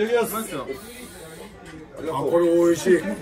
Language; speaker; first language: Japanese; native; Japanese